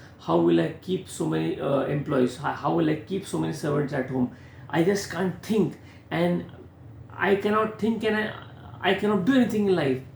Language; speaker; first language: English; non-native, local second language; Hindi